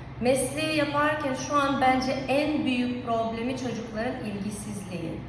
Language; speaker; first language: Turkish; non-native, fluent; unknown